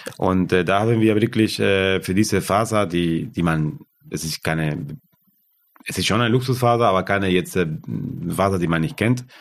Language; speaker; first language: German; non-native, fluent; Spanish